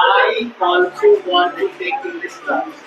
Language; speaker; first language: English; non-native, fluent; Hindi